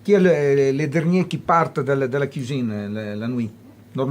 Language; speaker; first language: French; non-native, fluent; Italian